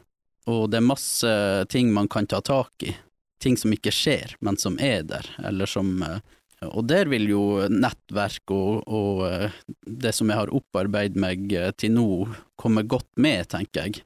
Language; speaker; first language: Norwegian; native; Norwegian